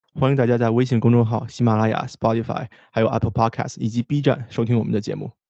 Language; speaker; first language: Chinese; native; Chinese